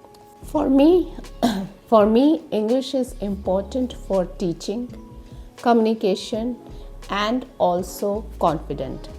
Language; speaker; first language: English; non-native, learner; Hindi